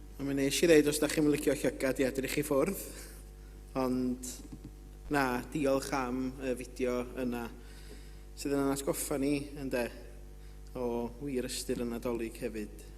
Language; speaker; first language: Welsh; native; Welsh